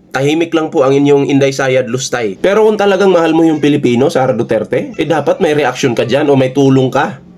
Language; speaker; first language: Filipino; native; Filipino